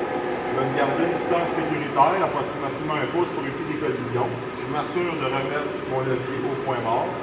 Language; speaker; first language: French; native; French